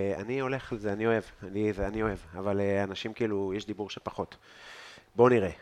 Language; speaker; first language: Hebrew; native; Hebrew